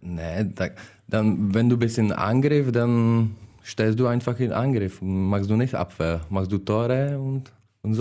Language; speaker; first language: German; non-native, learner; Czech